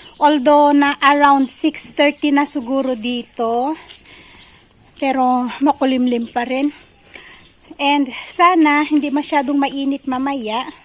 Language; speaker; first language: Filipino; non-native, local second language; Iloko